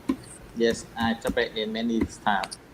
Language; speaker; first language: English; non-native, learner; Vietnamese